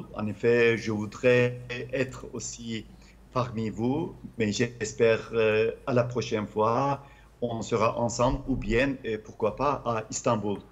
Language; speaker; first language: French; non-native, fluent; Turkish